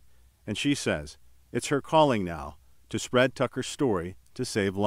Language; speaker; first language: English; native; English